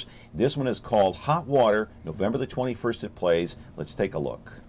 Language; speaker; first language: English; native; English